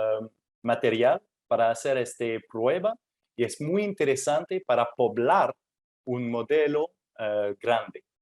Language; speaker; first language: Spanish; non-native, fluent; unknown